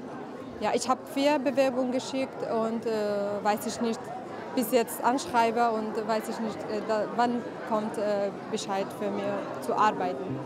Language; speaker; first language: German; non-native, learner; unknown